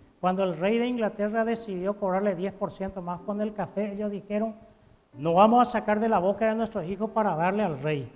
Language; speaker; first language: Spanish; non-native, local second language; Guarani